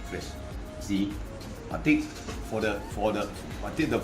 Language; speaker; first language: English; non-native, local second language; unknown